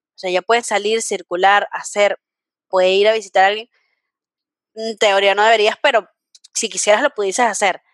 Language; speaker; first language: Spanish; native; Spanish